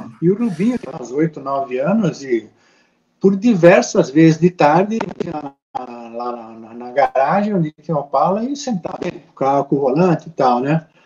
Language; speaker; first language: Portuguese; native; Portuguese